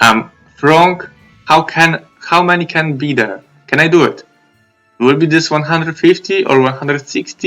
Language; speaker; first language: English; non-native, fluent; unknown